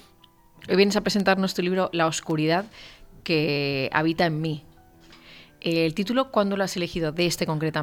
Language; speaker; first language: Spanish; native; Spanish